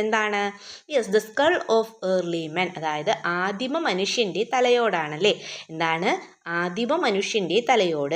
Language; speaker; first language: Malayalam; native; Malayalam